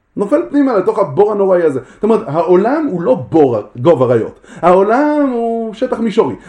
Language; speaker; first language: Hebrew; native; Hebrew